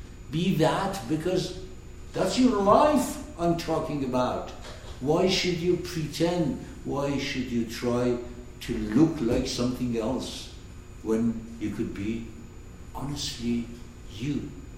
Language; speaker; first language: English; non-native, fluent; Persian